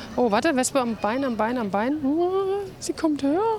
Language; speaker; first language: German; native; German